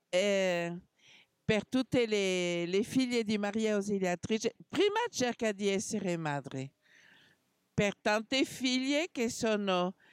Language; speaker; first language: Italian; non-native, fluent; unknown